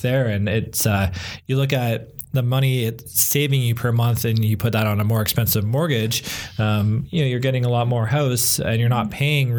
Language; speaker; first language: English; native; English